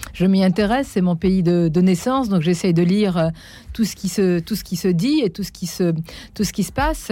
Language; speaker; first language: French; non-native, local second language; Arabic